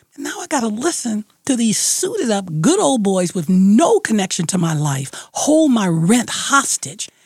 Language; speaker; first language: English; native; English